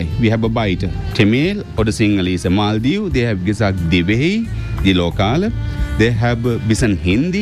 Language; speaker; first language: German; non-native, learner; Sinhala